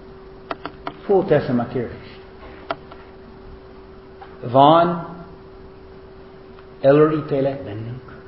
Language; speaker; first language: Hungarian; non-native, fluent; English